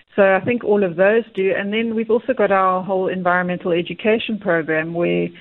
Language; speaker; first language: English; native; English